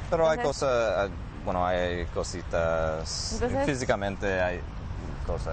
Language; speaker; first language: Spanish; non-native, fluent; English